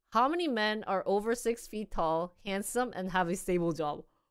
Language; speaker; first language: English; non-native, fluent; Korean